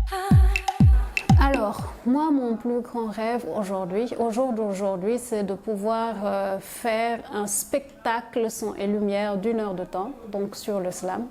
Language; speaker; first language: French; non-native, local second language; Wolof